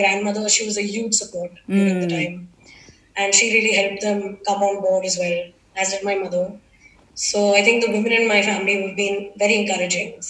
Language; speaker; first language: English; non-native, local second language; Gujarati